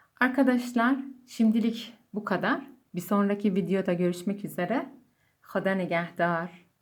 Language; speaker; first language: Turkish; non-native, fluent; Persian